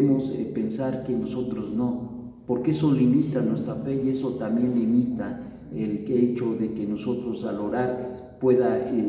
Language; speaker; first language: Spanish; native; Spanish